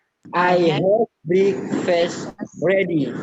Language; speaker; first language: English; non-native, learner; Indonesian